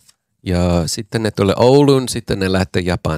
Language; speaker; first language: Finnish; non-native, fluent; English